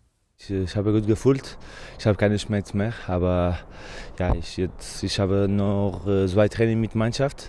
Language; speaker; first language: German; non-native, learner; Portuguese